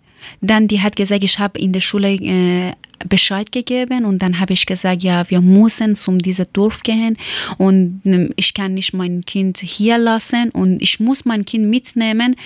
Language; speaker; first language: German; non-native, learner; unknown